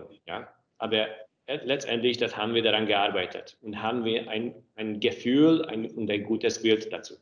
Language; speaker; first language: German; non-native, fluent; Hungarian